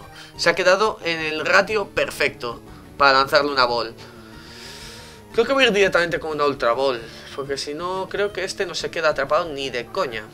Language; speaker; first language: Spanish; native; Spanish